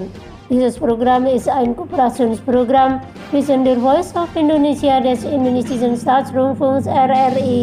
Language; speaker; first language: German; non-native, fluent; Indonesian